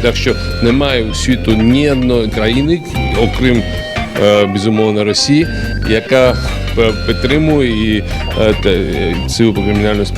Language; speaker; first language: Ukrainian; non-native, learner; Georgian